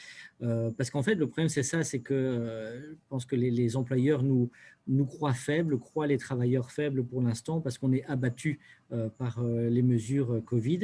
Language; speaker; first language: French; native; French